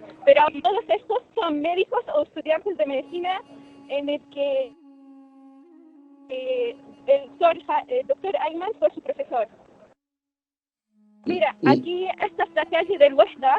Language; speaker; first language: Spanish; non-native, fluent; Arabic